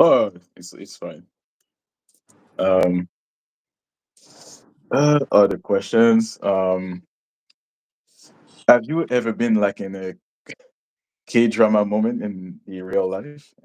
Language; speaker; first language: English; non-native, local second language; French